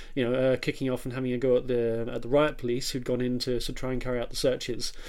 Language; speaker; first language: English; native; English